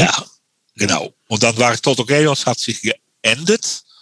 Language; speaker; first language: German; non-native, learner; Dutch